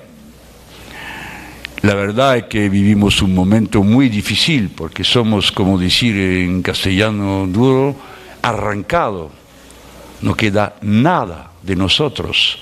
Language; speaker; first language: Spanish; non-native, fluent; French